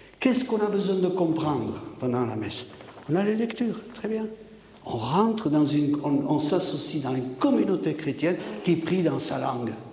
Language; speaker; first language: French; non-native, local second language; Basque